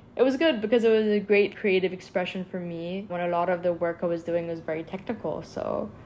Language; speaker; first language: English; non-native, fluent; Arabic